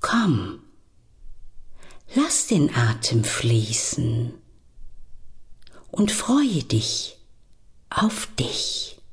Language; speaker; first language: German; native; German